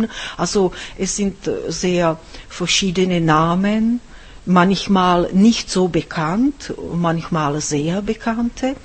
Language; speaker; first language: German; non-native, fluent; Czech